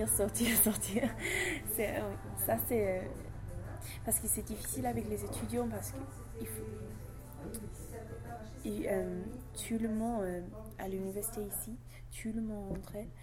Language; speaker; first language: French; non-native, learner; English